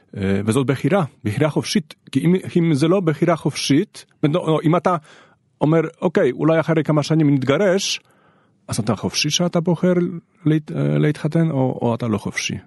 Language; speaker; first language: Hebrew; non-native, fluent; Polish